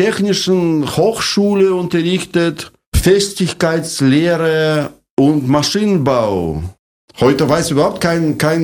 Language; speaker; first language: German; non-native, fluent; Russian